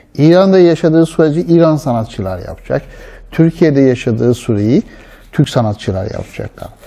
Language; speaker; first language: Turkish; non-native, fluent; Persian